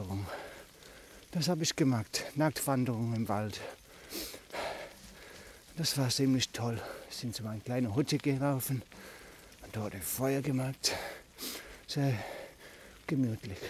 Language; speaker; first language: German; non-native, learner; English